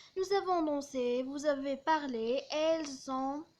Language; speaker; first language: French; non-native, local second language; Arabic